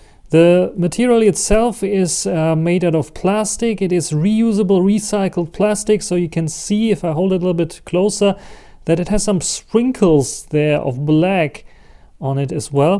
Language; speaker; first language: English; non-native, fluent; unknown